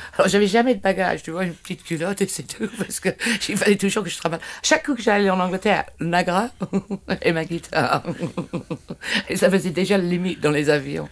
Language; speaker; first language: French; native; French